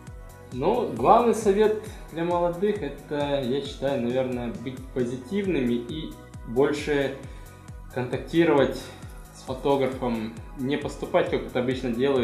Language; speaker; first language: Russian; native; Russian